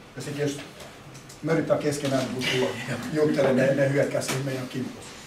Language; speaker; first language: Finnish; non-native, fluent; Albanian